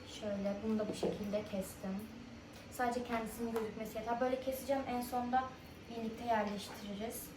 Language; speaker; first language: Turkish; early bilingual, other home language; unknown